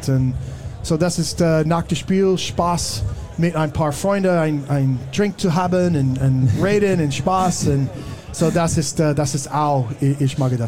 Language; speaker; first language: German; non-native, learner; English